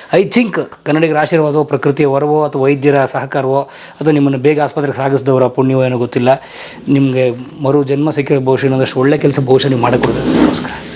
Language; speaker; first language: Kannada; native; Kannada